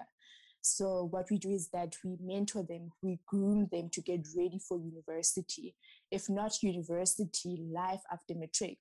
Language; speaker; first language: English; non-native, local second language; Southern Sotho